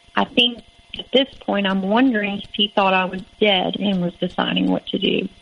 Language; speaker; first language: English; native; English